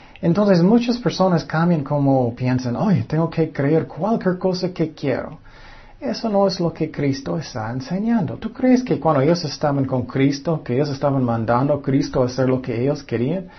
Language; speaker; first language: Spanish; non-native, fluent; English